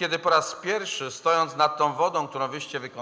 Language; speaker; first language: Polish; native; Polish